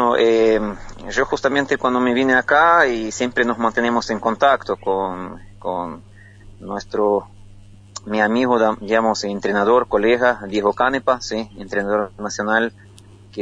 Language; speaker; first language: Spanish; non-native, fluent; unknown